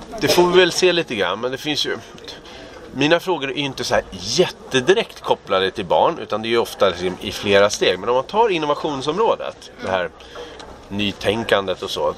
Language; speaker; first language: Swedish; native; Swedish